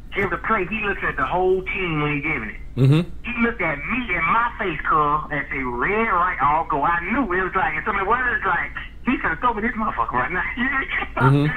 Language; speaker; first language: English; native; English